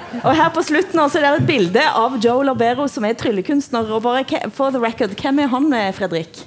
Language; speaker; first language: Norwegian; native; Norwegian